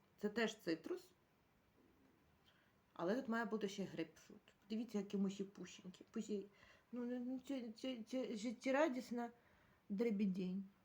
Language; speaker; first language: Ukrainian; native; Ukrainian